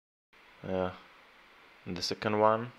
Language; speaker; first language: English; non-native, fluent; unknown